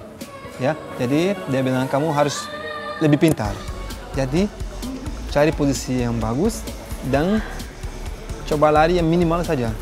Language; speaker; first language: Indonesian; non-native, fluent; Portuguese